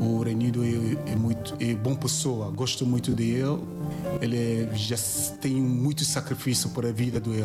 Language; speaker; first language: Portuguese; non-native, learner; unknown